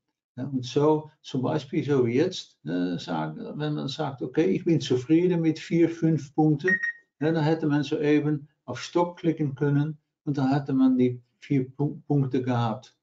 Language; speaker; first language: German; non-native, learner; Dutch